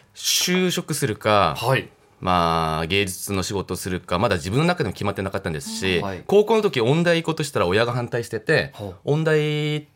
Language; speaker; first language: Japanese; non-native, fluent; Korean